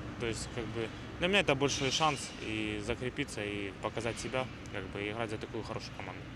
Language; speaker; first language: Russian; native; Russian